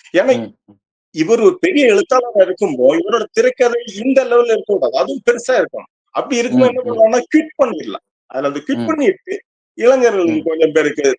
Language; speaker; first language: Tamil; native; Tamil